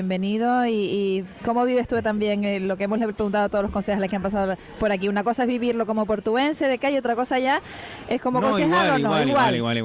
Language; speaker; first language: Spanish; native; Spanish